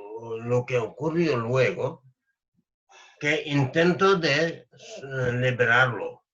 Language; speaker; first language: Spanish; non-native, learner; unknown